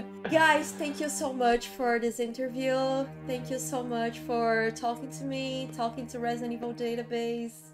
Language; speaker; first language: English; non-native, fluent; Portuguese